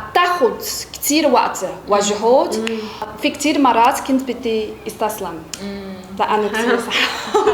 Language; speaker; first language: Arabic; non-native, fluent; Chinese